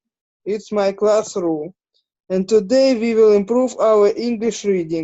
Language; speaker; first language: English; non-native, learner; Ukrainian